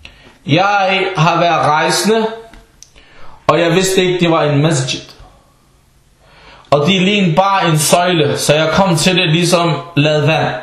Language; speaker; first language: Danish; early bilingual, other home language; Arabic